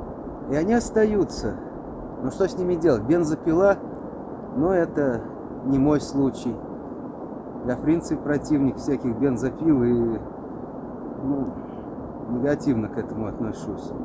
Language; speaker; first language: Russian; native; Russian